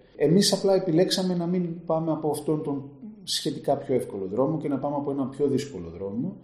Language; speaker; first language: Greek; native; Greek